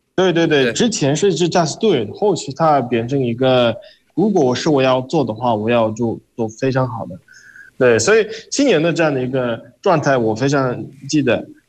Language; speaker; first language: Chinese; non-native, fluent; Uzbek